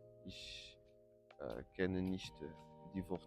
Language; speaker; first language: German; non-native, learner; French